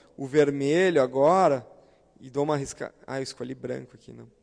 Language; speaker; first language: Portuguese; native; Portuguese